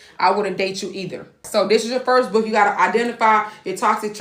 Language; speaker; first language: English; native; English